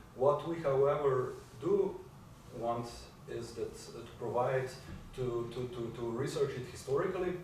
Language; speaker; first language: English; non-native, fluent; Slovenian